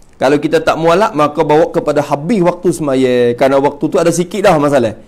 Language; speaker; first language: Malay; native; Malay